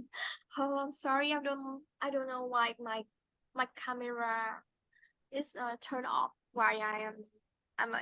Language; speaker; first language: English; non-native, fluent; Vietnamese